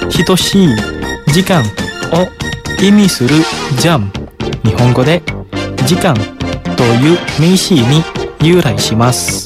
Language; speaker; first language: Japanese; non-native, fluent; Indonesian